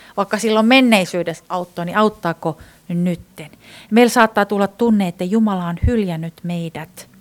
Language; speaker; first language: Finnish; non-native, fluent; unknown